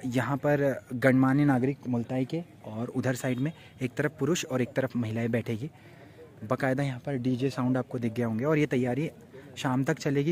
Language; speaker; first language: Hindi; native; Hindi